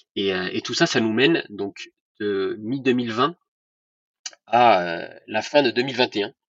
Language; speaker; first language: French; non-native, local second language; Arabic